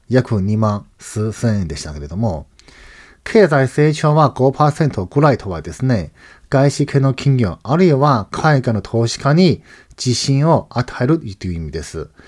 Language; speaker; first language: Japanese; non-native, fluent; Chinese